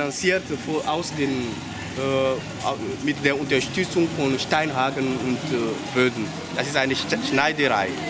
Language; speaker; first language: German; non-native, fluent; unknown